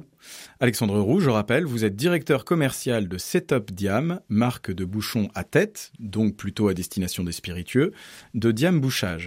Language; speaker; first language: French; native; French